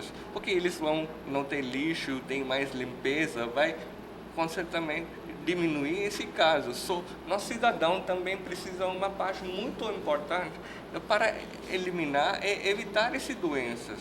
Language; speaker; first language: Portuguese; non-native, learner; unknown